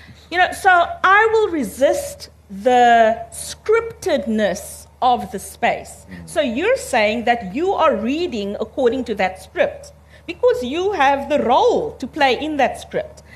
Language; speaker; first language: English; early bilingual, other home language; Afrikaans